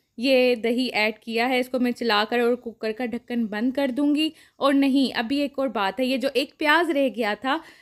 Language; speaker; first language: Urdu; non-native, local second language; Punjabi